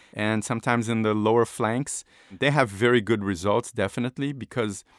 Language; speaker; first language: English; non-native, fluent; Portuguese